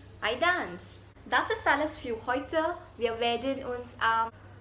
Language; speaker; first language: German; non-native, fluent; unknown